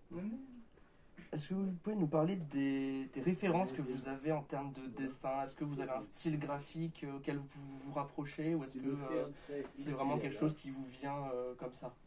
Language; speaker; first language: French; native; French